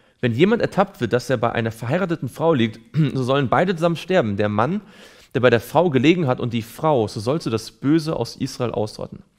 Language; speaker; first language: German; native; German